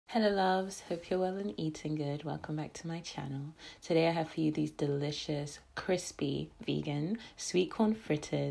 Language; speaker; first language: English; native; English